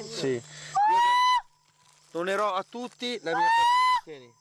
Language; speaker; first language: Italian; native; Italian